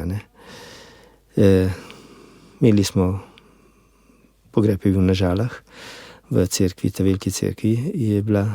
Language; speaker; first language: Slovenian; native; Slovenian